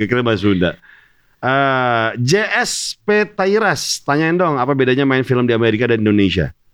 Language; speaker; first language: Indonesian; native; Indonesian